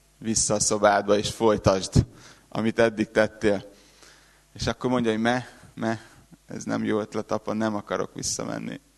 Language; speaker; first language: Hungarian; native; Hungarian